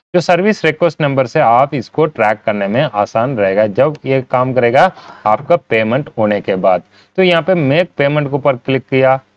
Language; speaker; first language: Hindi; non-native, local second language; Tamil